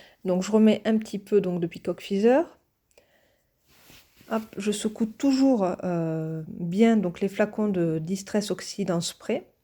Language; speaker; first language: French; native; French